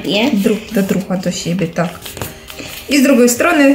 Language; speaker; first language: Polish; non-native, learner; Ukrainian